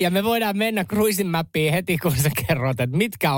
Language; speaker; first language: Finnish; native; Finnish